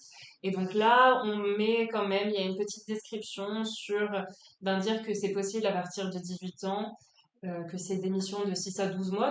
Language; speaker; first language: French; native; French